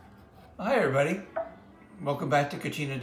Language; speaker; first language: English; native; English